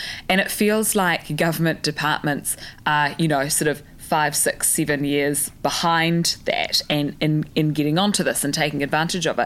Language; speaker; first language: English; native; English